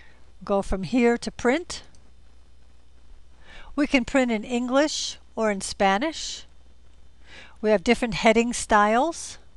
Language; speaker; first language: English; native; English